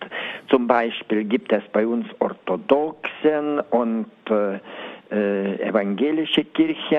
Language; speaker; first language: German; non-native, learner; Lithuanian